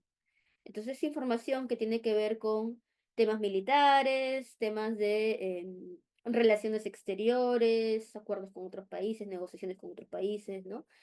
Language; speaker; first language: Spanish; native; Spanish